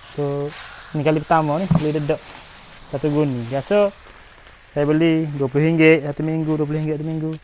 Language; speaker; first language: Malay; native; Malay